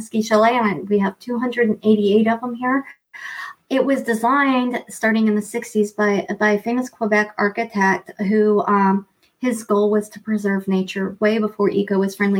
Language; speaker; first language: English; native; English